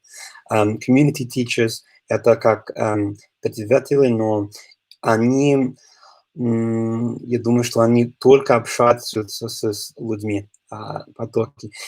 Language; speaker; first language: Russian; non-native, learner; English